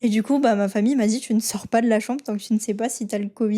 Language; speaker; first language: French; native; French